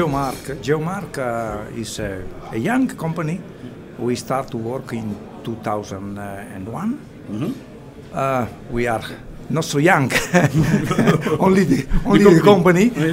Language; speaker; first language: English; non-native, learner; Italian